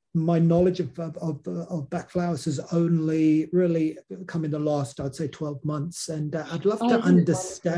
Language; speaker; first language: English; native; English